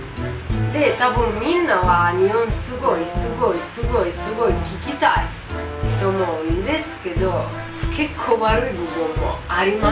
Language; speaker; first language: Japanese; non-native, learner; Italian